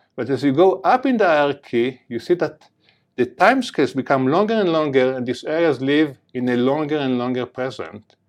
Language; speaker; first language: English; non-native, fluent; Hebrew